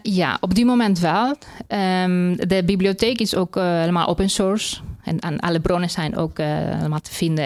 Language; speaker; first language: Dutch; non-native, fluent; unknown